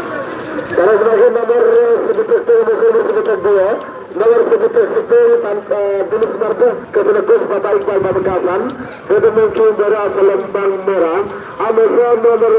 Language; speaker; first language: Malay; non-native, local second language; Madurese